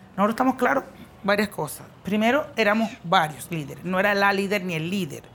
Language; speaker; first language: Spanish; native; Spanish